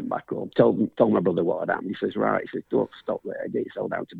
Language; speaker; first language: English; native; English